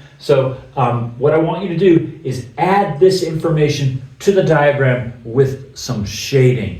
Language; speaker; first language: English; native; English